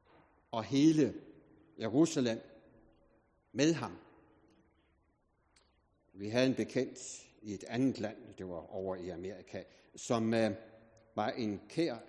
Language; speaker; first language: Danish; native; Danish